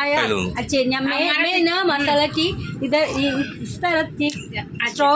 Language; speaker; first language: Hindi; non-native, local second language; Malayalam